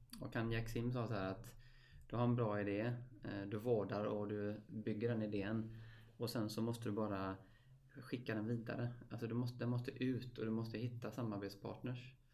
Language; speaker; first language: Swedish; native; Swedish